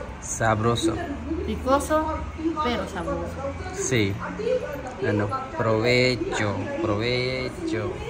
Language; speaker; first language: Spanish; non-native, learner; Urdu